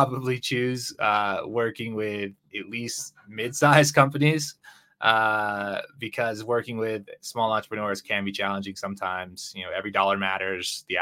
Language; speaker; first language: English; native; English